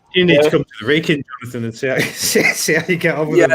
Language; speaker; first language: English; native; English